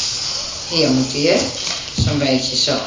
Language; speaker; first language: Dutch; native; Dutch